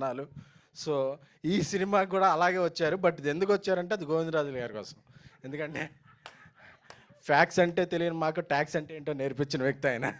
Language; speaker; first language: Telugu; native; Telugu